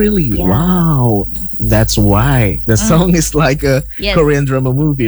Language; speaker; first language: English; non-native, fluent; Indonesian